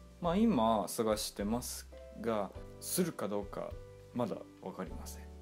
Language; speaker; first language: Japanese; non-native, learner; English